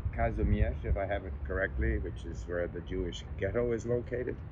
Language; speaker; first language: English; native; English